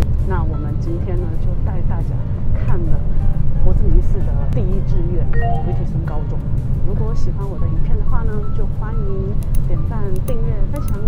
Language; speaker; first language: Chinese; native; Chinese